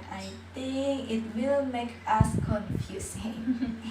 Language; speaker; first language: English; non-native, learner; Indonesian